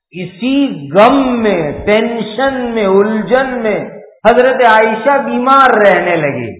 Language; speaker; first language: Urdu; native; Urdu